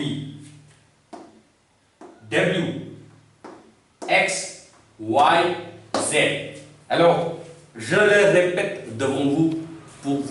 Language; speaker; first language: French; non-native, learner; Hindi